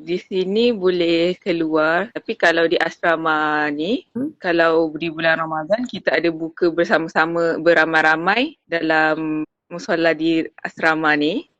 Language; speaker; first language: Malay; native; Malay